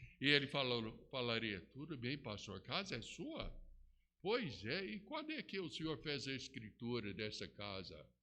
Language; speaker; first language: Portuguese; non-native, fluent; English